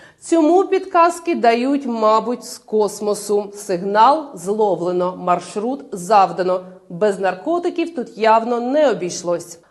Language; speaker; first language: Ukrainian; native; Ukrainian